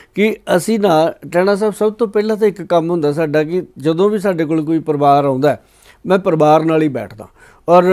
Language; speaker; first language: Punjabi; native; Punjabi